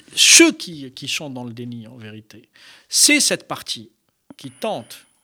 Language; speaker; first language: French; non-native, local second language; Arabic